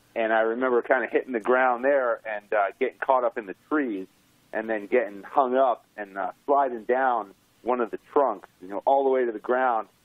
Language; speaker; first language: English; native; English